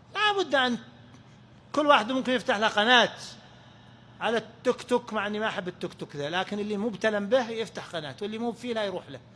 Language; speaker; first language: Arabic; native; Arabic